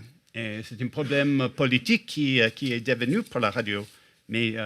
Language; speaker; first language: French; non-native, fluent; English